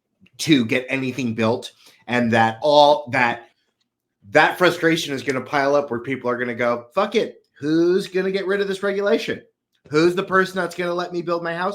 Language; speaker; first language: English; native; English